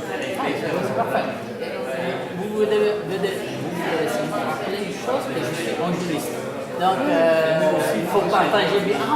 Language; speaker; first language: French; non-native, learner; Italian